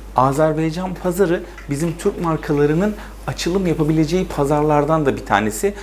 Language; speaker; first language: Turkish; native; Turkish